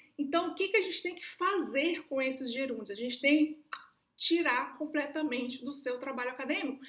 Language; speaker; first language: Portuguese; native; Portuguese